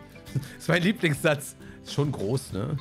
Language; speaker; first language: German; native; German